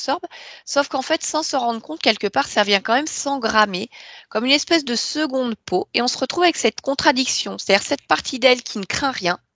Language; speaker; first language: French; native; French